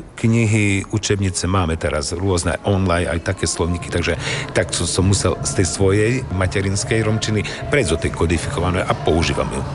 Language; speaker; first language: Slovak; non-native, local second language; Romany